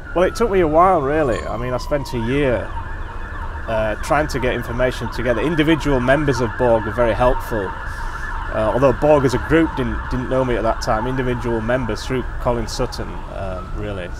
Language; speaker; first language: English; native; English